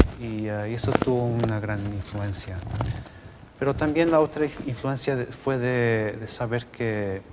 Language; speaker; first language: Spanish; non-native, local second language; English